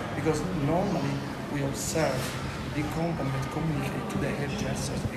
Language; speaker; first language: English; non-native, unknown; Italian